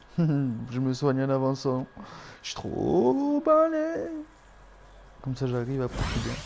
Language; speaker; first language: French; native; French